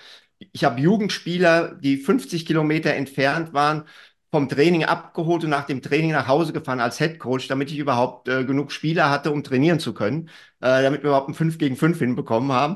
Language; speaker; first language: German; native; German